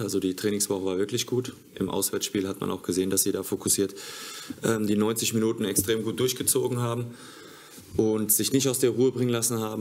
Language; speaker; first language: German; native; German